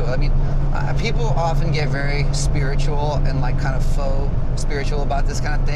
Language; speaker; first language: English; native; English